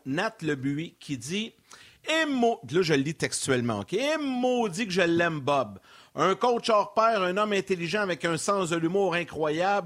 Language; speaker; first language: French; native; French